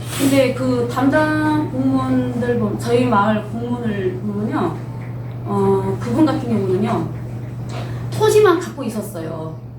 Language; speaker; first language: Korean; early bilingual, heritage; Korean